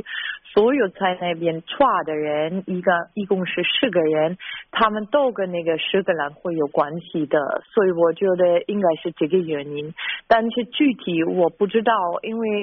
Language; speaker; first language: Chinese; non-native, fluent; German